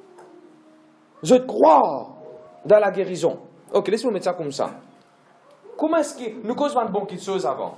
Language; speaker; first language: French; non-native, local second language; Morisyen